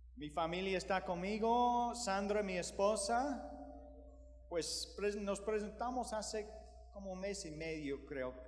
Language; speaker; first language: Spanish; non-native, fluent; English